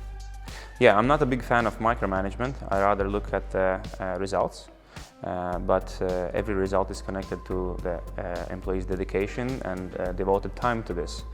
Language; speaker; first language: English; non-native, fluent; Latvian